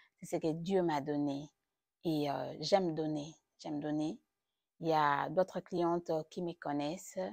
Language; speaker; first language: French; non-native, local second language; Lingala